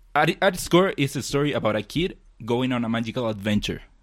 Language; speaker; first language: English; non-native, fluent; Spanish